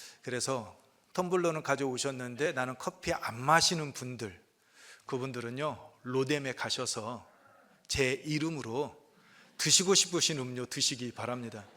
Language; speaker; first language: Korean; native; Korean